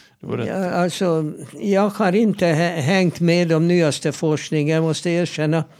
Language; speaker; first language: Swedish; non-native, fluent; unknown